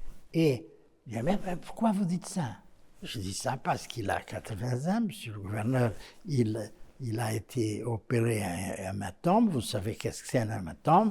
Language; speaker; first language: French; non-native, fluent; Portuguese